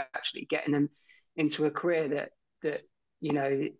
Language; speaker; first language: English; native; English